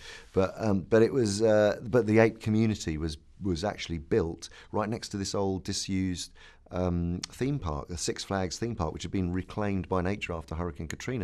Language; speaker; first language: English; native; English